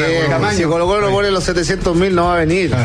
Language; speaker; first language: Spanish; native; Spanish